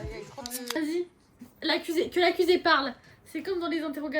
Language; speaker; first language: French; native; French